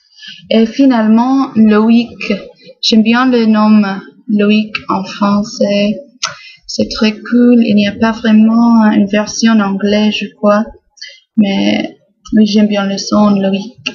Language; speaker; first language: French; non-native, fluent; English